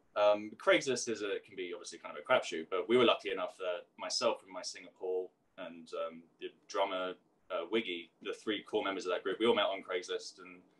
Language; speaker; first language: English; native; English